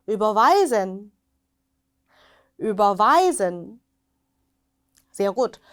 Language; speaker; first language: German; non-native, fluent; Korean